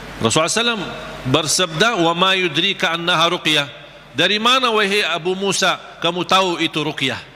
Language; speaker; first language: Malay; non-native, fluent; Arabic